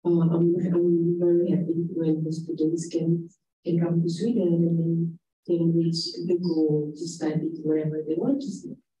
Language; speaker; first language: English; non-native, fluent; Indonesian